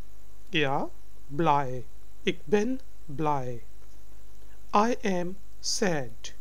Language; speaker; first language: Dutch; non-native, learner; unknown